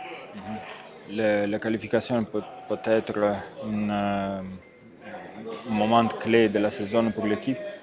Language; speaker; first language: Italian; native; Italian